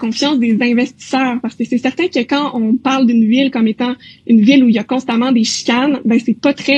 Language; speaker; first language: French; native; French